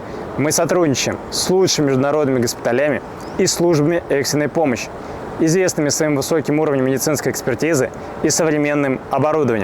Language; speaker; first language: Russian; native; Russian